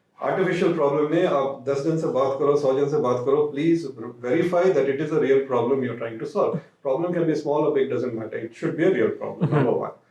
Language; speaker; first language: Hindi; non-native, local second language; Telugu